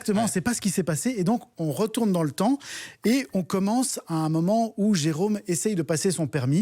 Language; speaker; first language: French; native; French